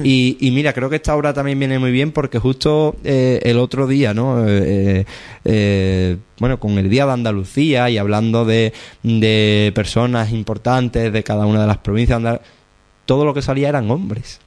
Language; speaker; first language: Spanish; native; Spanish